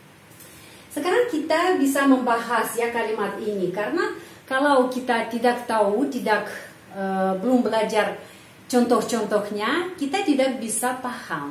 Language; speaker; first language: Indonesian; non-native, fluent; Russian